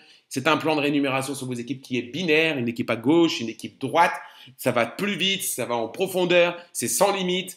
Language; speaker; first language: French; native; French